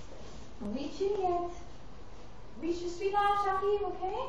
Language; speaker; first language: French; non-native, fluent; English